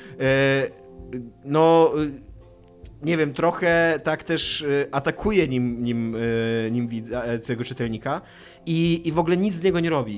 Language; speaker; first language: Polish; native; Polish